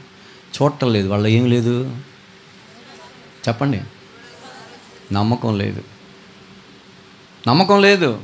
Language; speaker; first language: Telugu; native; Telugu